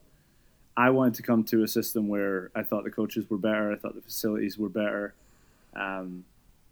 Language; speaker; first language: English; native; English